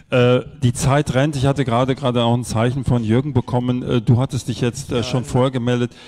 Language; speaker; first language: German; native; German